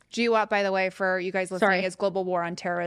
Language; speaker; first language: English; native; English